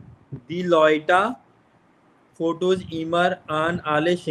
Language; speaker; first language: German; non-native, fluent; Hindi